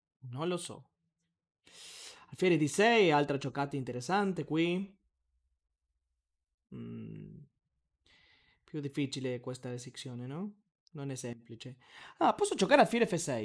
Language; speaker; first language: Italian; non-native, learner; Spanish